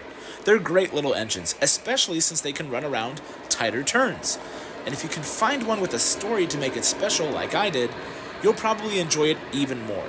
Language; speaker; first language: English; native; English